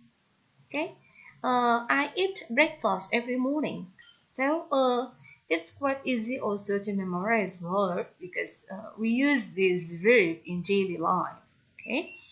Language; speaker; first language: English; non-native, fluent; Indonesian